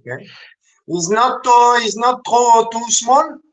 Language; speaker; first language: English; non-native, learner; French